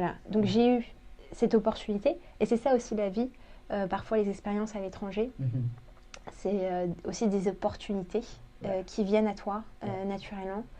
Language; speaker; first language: French; early bilingual, other home language; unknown